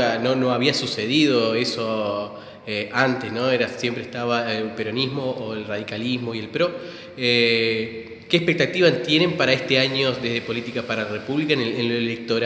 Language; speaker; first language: Spanish; native; Spanish